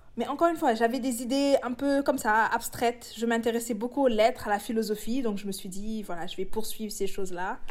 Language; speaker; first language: French; non-native, local second language; Wolof